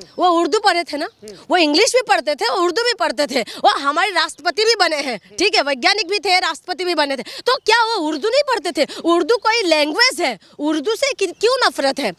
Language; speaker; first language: Hindi; non-native, local second language; Assamese